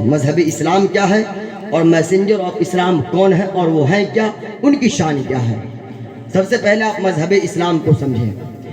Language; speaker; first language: Hindi; native; Hindi